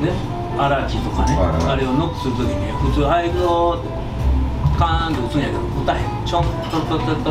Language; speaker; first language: Japanese; native; Japanese